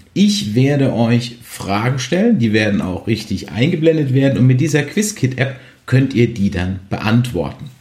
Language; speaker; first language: German; native; German